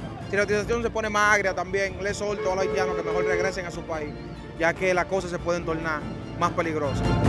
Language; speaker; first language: Spanish; native; Spanish